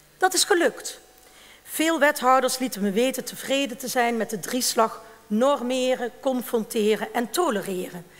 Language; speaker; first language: Dutch; native; Dutch